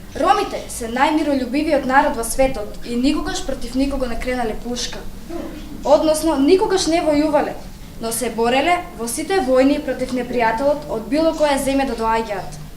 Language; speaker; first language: Macedonian; non-native, local second language; Romany